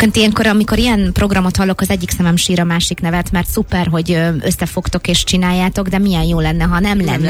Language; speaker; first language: Hungarian; native; Hungarian